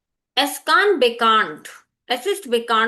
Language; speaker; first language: German; non-native, fluent; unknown